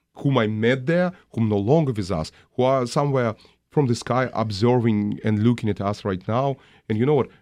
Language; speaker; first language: English; non-native, fluent; Russian